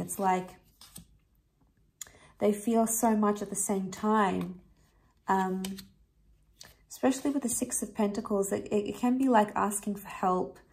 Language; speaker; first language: English; native; English